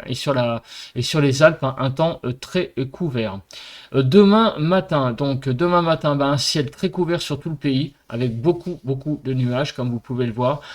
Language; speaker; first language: French; native; French